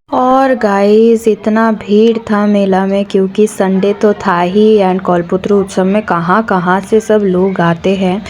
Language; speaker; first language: Hindi; non-native, local second language; Bangla